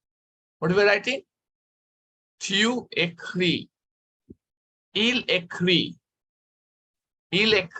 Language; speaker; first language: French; non-native, fluent; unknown